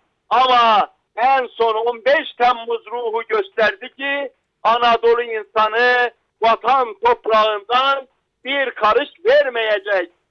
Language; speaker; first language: Turkish; native; Turkish